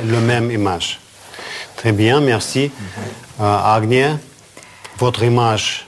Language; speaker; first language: French; non-native, fluent; Russian